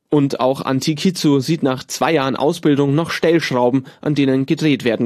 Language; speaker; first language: German; native; German